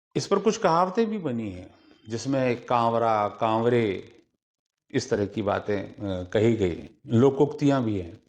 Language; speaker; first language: Hindi; native; Hindi